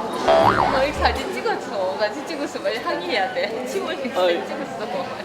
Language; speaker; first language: Korean; non-native, fluent; Vietnamese